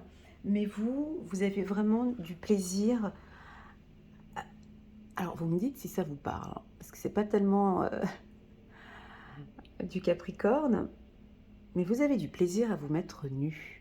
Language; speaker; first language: French; native; French